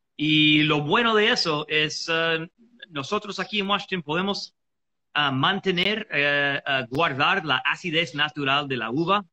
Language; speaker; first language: Spanish; non-native, fluent; English